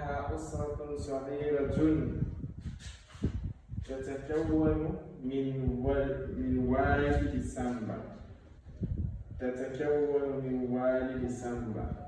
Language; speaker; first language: Arabic; non-native, fluent; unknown